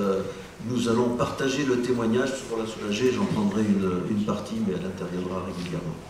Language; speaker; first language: French; native; French